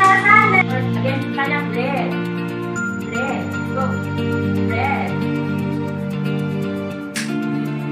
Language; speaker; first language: English; non-native, local second language; Filipino